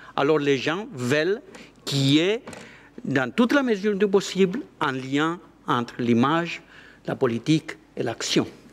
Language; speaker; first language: French; non-native, fluent; Greek